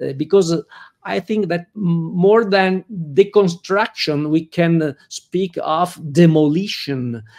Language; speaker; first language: English; non-native, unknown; Italian